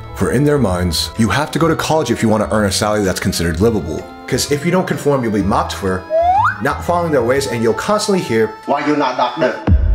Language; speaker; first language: English; native; English